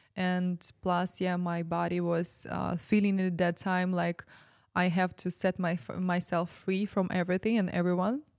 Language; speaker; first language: English; non-native, fluent; Ukrainian